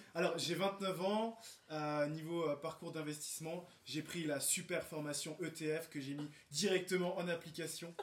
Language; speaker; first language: French; native; French